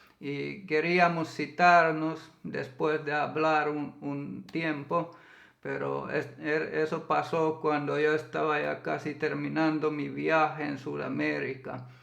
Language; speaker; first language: Spanish; non-native, fluent; Finnish